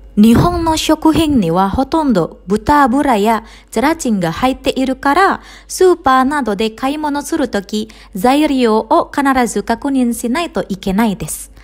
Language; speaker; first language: Japanese; non-native, fluent; Indonesian